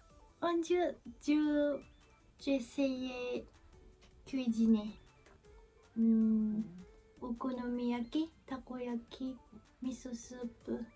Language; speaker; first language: French; non-native, learner; Japanese